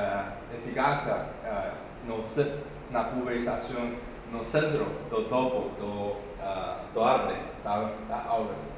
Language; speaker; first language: Portuguese; non-native, fluent; Chinese